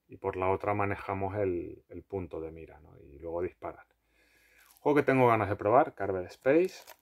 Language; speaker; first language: Spanish; native; Spanish